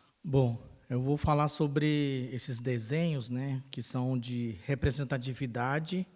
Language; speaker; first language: Portuguese; non-native, local second language; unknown